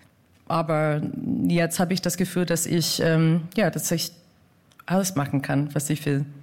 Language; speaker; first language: German; non-native, fluent; English